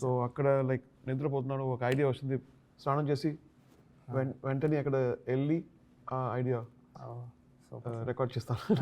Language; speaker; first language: Telugu; non-native, learner; Tamil